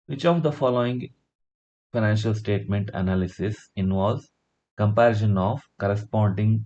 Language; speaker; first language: English; non-native, local second language; Kannada